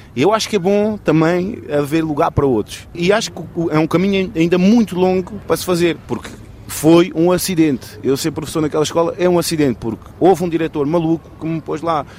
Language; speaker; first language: Portuguese; early bilingual, heritage; Portuguese